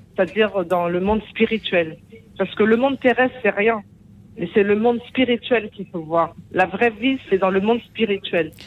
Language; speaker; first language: French; native; French